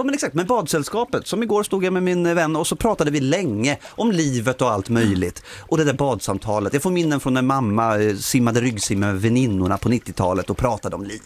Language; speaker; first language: Swedish; native; Swedish